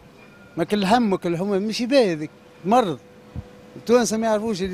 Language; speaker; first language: Arabic; native; Arabic